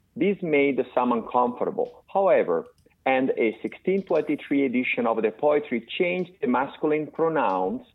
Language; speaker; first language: English; non-native, fluent; Italian